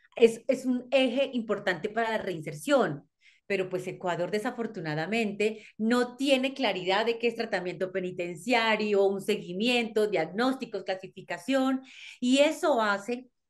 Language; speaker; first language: Spanish; native; Spanish